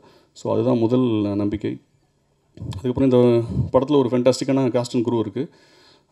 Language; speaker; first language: Tamil; native; Tamil